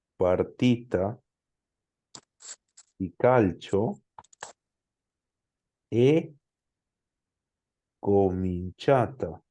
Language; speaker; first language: Italian; non-native, fluent; Spanish